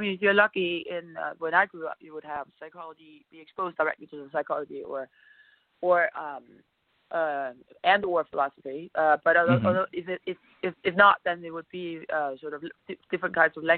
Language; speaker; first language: English; non-native, fluent; Danish